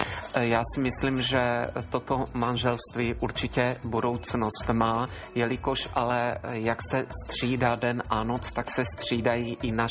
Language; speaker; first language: Czech; native; Czech